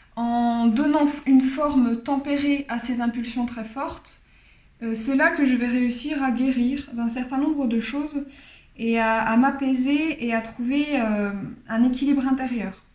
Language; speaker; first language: French; native; French